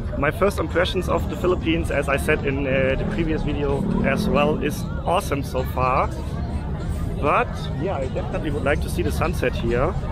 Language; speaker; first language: English; non-native, fluent; German